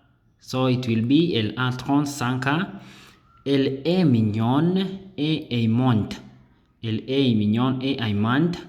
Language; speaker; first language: French; non-native, learner; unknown